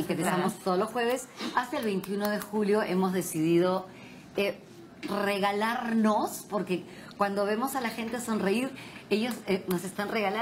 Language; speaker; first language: Spanish; native; Spanish